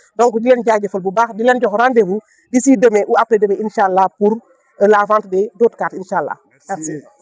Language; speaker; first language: Wolof; non-native, local second language; Jola-Fonyi